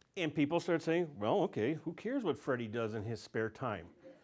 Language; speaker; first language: English; native; English